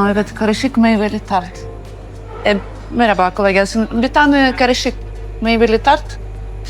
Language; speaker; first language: Turkish; non-native, learner; Russian